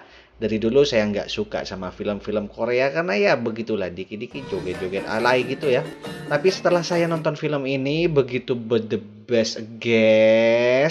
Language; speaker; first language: Indonesian; native; Indonesian